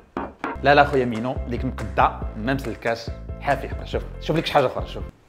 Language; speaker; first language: Arabic; native; Arabic